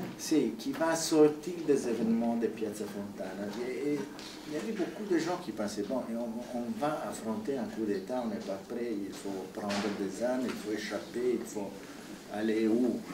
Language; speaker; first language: French; non-native, fluent; Italian